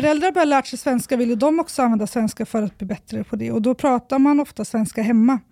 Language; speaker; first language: Swedish; early bilingual, other home language; Persian